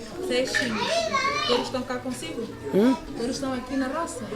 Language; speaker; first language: Portuguese; native; Portuguese